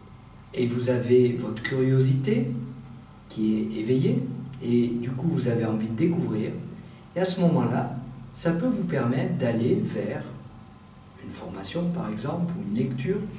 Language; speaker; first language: French; native; French